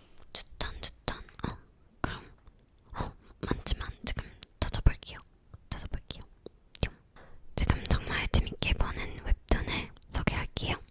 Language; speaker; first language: Korean; non-native, learner; English